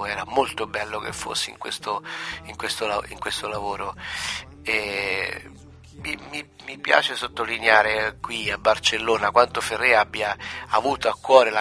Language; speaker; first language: Italian; native; Italian